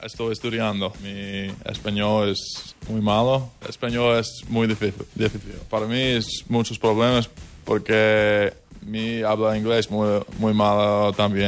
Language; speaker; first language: Spanish; non-native, learner; English